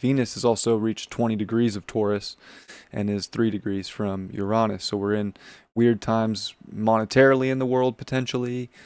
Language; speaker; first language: English; native; English